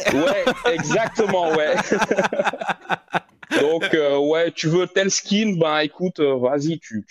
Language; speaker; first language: French; non-native, local second language; Wolof